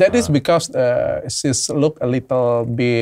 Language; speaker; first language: English; non-native, learner; Indonesian